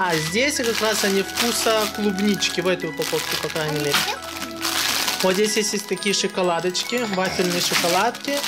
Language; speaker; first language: Russian; native; Russian